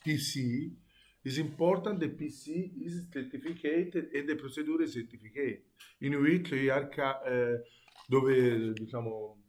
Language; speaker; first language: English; non-native, learner; Italian